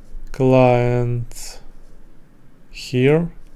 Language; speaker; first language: English; non-native, learner; Russian